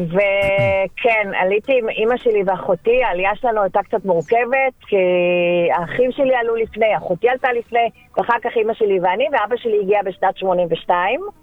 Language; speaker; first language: Hebrew; early bilingual, other home language; French